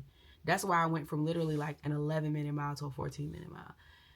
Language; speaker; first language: English; native; English